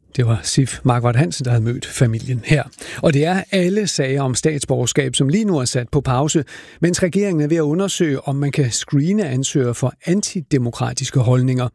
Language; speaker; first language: Danish; native; Danish